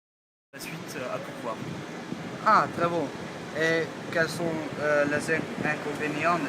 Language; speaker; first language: French; non-native, learner; Dutch